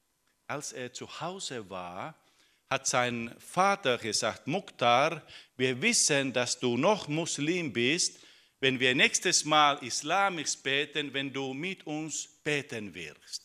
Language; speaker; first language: German; non-native, fluent; Finnish